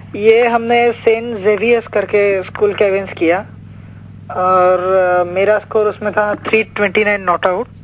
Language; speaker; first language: Hindi; non-native, local second language; Marathi